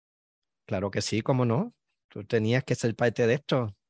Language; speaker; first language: Spanish; native; Spanish